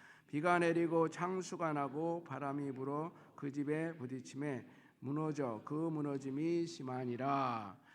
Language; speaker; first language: Korean; native; Korean